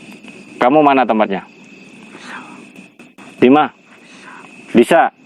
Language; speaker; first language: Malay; non-native, local second language; Madurese